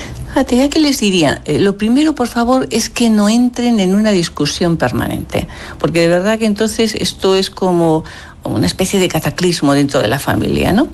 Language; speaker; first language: Spanish; native; Spanish